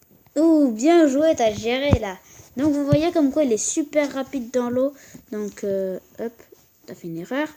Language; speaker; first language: French; native; French